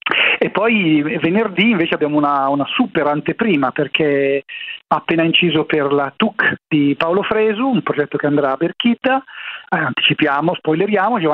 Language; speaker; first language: Italian; native; Italian